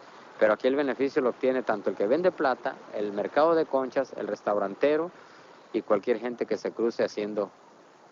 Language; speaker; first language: Spanish; native; Spanish